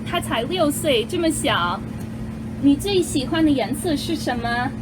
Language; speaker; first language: Chinese; non-native, fluent; English